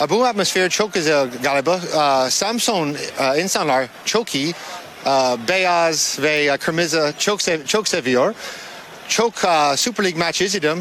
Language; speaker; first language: Turkish; non-native, learner; English